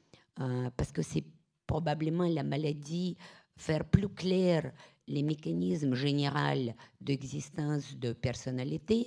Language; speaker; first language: French; non-native, fluent; Russian